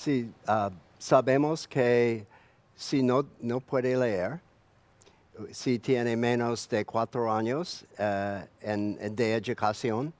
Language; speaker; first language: Spanish; non-native, learner; English